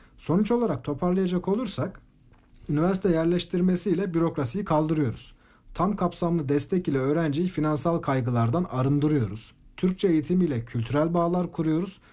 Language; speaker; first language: Turkish; native; Turkish